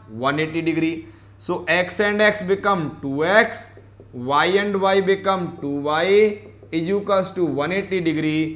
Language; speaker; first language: English; non-native, local second language; Hindi